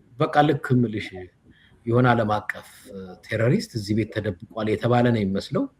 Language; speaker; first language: Amharic; native; Amharic